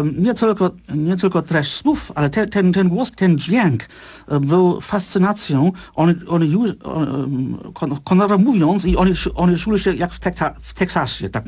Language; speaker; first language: Polish; non-native, fluent; German